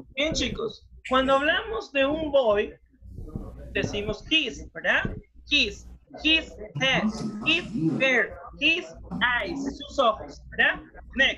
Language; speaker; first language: Spanish; native; Spanish